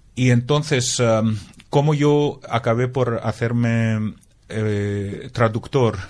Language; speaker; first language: Spanish; non-native, fluent; Greek